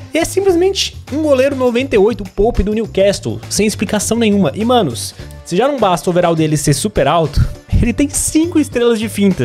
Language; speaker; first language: Portuguese; native; Portuguese